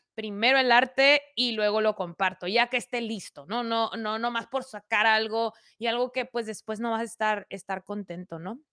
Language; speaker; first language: Spanish; native; Spanish